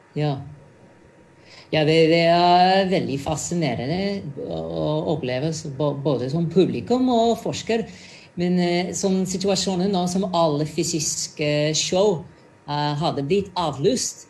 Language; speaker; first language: Norwegian; non-native, fluent; English